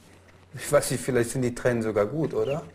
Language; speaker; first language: German; native; German